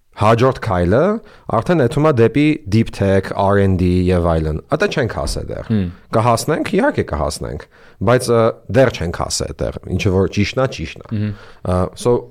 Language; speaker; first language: Armenian; early bilingual, heritage; Armenian